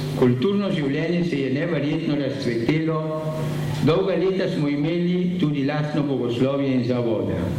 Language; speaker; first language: Slovenian; early bilingual, heritage; Slovenian